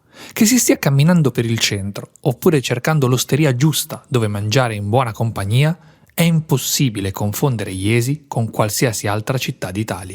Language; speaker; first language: Italian; native; Italian